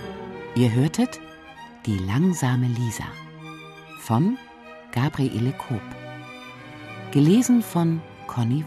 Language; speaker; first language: German; native; German